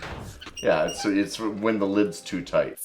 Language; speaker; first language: English; native; English